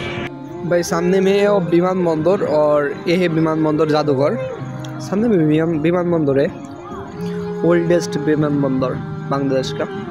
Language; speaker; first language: Hindi; non-native, learner; Bangla